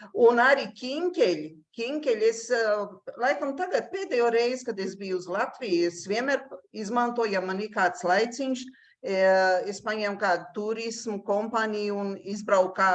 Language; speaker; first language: Latvian; early bilingual, heritage; Latvian